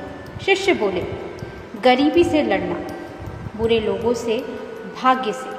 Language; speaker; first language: Hindi; native; Hindi